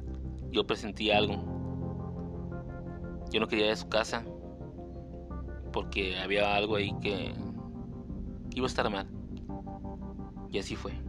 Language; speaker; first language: Spanish; native; Spanish